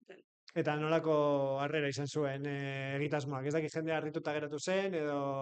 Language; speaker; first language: Basque; native; Basque